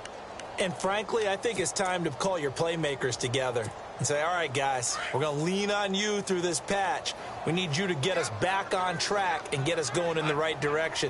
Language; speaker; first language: English; native; English